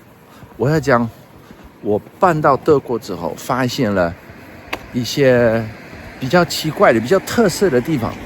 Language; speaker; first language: Chinese; non-native, fluent; Dutch